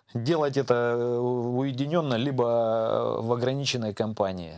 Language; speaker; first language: Russian; native; Russian